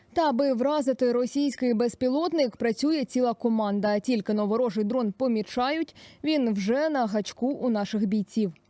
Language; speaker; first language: Ukrainian; native; Ukrainian